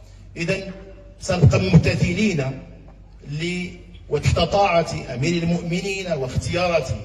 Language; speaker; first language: Arabic; native; Arabic